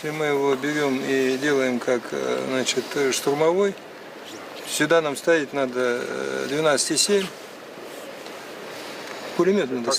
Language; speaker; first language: Russian; native; Russian